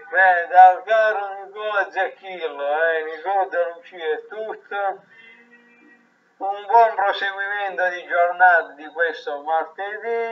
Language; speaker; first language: Italian; native; Italian